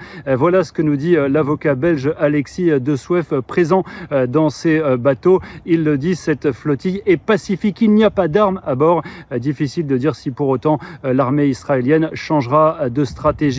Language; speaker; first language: French; native; French